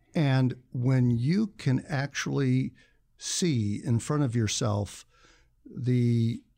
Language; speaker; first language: English; native; English